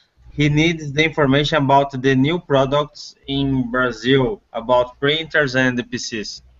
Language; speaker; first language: English; non-native, learner; Portuguese